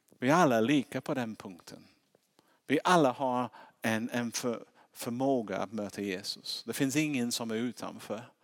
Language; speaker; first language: Swedish; non-native, fluent; English